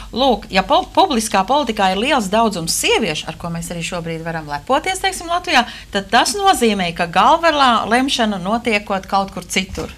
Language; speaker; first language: Latvian; native; Latvian